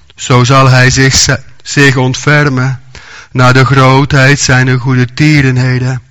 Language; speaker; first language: Dutch; native; Dutch